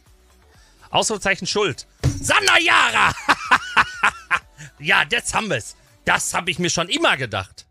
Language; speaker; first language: German; native; German